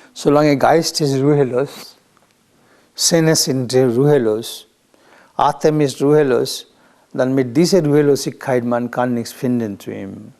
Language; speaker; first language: German; non-native, learner; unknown